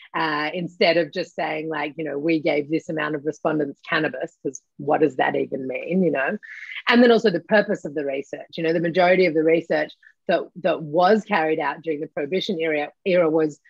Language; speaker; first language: English; native; English